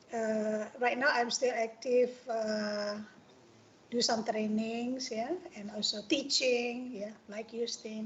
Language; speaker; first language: English; non-native, fluent; Indonesian